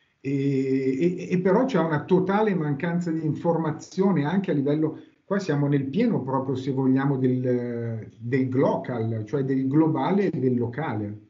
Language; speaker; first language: Italian; native; Italian